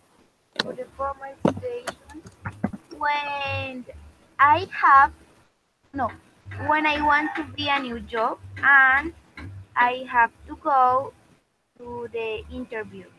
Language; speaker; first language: English; non-native, learner; Spanish